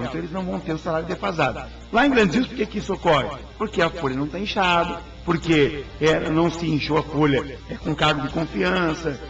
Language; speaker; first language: Portuguese; native; Portuguese